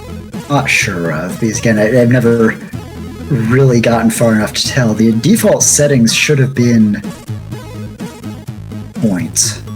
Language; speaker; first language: English; native; English